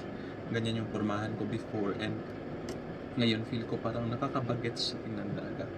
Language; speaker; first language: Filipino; native; Filipino